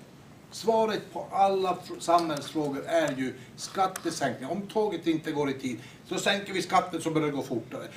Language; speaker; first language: Swedish; native; Swedish